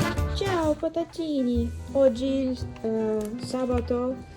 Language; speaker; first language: Italian; non-native, learner; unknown